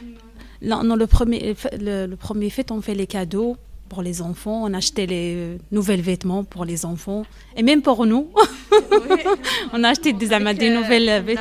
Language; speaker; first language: French; non-native, learner; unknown